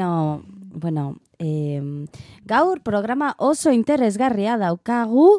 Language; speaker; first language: Basque; non-native, learner; Spanish